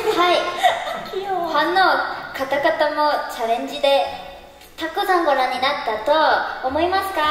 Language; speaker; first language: Japanese; non-native, learner; Korean